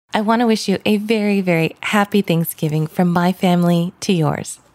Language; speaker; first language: English; early bilingual, other home language; Norwegian